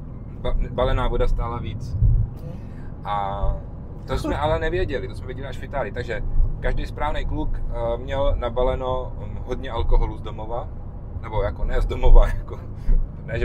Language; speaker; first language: Czech; native; Czech